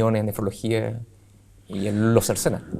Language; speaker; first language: Spanish; native; Spanish